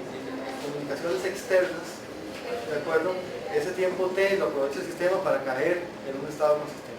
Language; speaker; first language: Spanish; native; Spanish